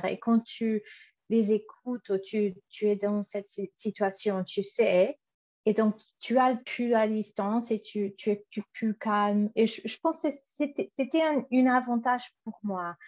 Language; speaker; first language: French; non-native, fluent; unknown